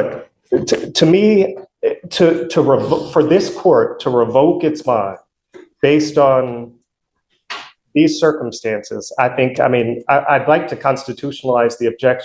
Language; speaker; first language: English; native; English